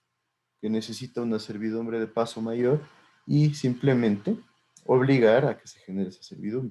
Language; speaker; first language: Spanish; native; Spanish